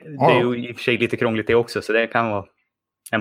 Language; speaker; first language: Swedish; native; Swedish